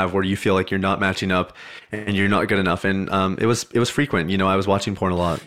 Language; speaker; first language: English; early bilingual, other home language; Hindi